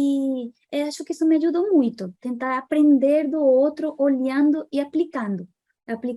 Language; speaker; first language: Portuguese; non-native, fluent; Spanish